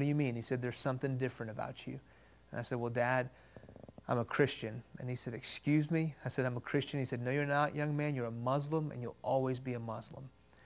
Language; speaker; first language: English; early bilingual, other home language; Persian